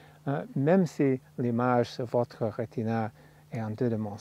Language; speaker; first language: French; non-native, fluent; English